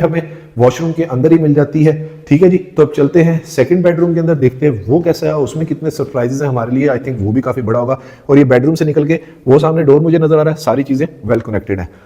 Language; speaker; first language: Urdu; native; Urdu